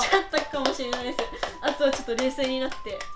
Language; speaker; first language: Japanese; native; Japanese